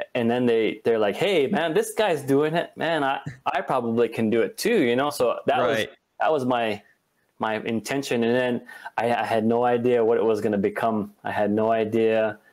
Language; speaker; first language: English; native; English